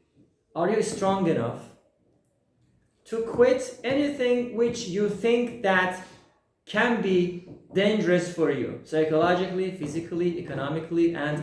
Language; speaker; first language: English; non-native, fluent; Persian